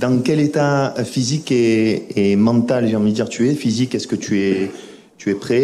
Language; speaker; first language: French; native; French